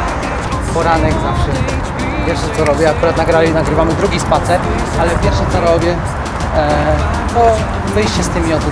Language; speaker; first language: Polish; native; Polish